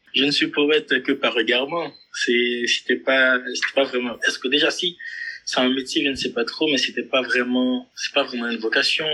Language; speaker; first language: French; non-native, local second language; Haitian Creole